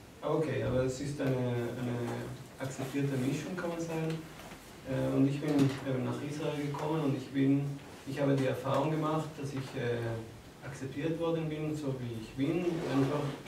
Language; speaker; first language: German; non-native, fluent; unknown